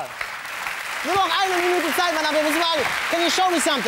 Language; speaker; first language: English; non-native, fluent; German